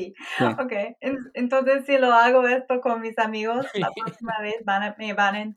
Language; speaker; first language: Spanish; non-native, fluent; English